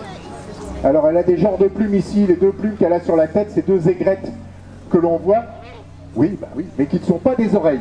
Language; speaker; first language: French; native; French